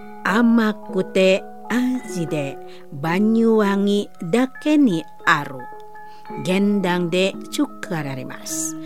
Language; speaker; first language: Japanese; non-native, learner; Indonesian